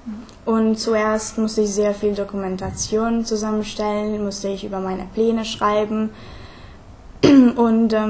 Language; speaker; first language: German; non-native, fluent; Hungarian